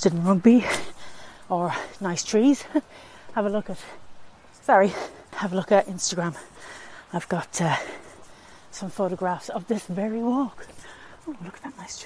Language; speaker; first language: English; native; English